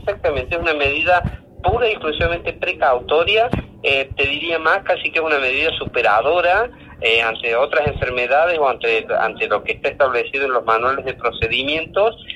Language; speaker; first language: Spanish; native; Spanish